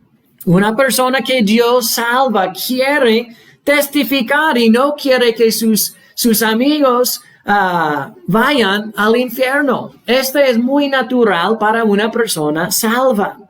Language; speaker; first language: Spanish; non-native, fluent; English